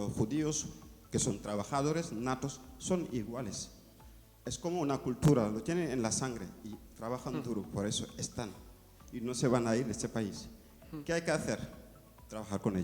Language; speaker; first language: Spanish; non-native, fluent; Wolof